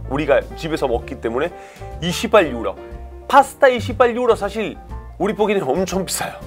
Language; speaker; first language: Korean; non-native, fluent; Italian